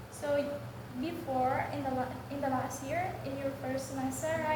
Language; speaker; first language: English; non-native, learner; Indonesian